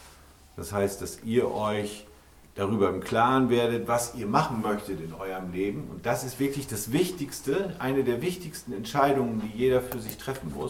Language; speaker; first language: German; native; German